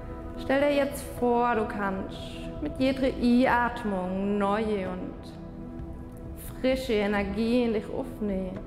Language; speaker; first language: German; non-native, fluent; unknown